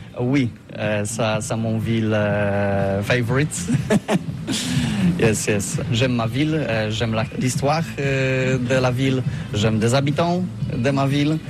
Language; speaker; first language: French; non-native, learner; Polish